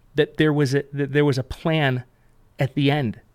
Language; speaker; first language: English; native; English